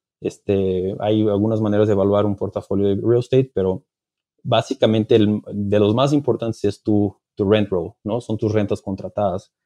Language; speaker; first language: Spanish; non-native, fluent; Portuguese